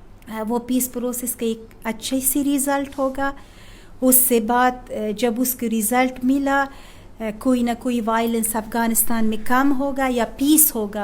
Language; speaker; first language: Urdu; non-native, fluent; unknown